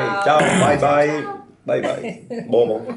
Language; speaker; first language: English; non-native, learner; Italian